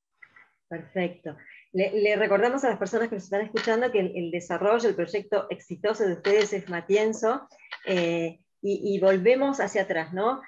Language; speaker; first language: Spanish; native; Spanish